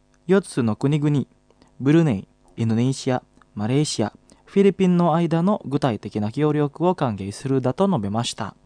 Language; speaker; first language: Japanese; non-native, fluent; Indonesian